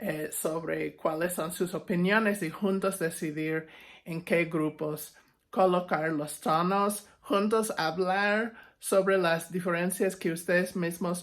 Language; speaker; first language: Spanish; non-native, fluent; English